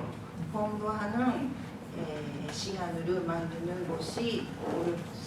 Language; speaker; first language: Korean; non-native, fluent; Japanese